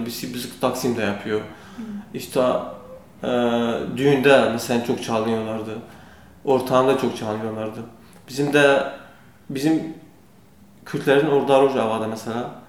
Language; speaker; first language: Turkish; non-native, learner; Kurdish